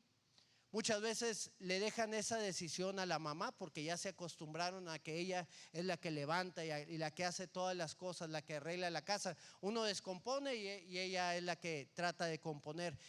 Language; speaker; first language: Spanish; native; Spanish